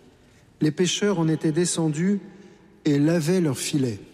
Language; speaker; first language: French; native; French